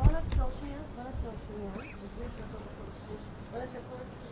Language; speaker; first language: Hebrew; native; Hebrew